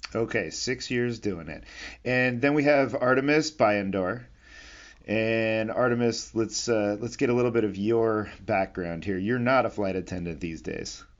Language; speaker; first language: English; native; English